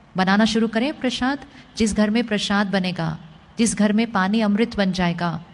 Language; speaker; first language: Hindi; native; Hindi